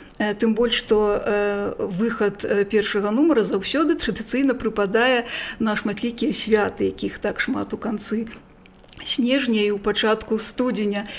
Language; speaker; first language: Belarusian; native; Belarusian